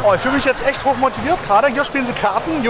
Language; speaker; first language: German; native; German